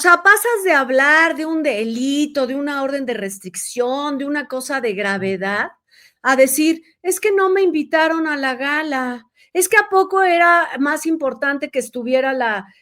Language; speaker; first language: Spanish; native; Spanish